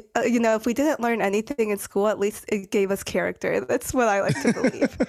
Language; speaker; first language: English; early bilingual, other home language; Spanish